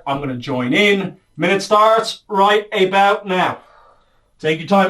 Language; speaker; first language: English; native; English